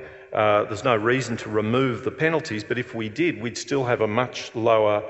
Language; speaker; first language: English; native; English